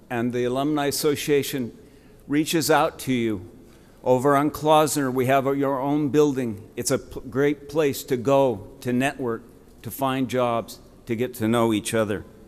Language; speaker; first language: English; native; English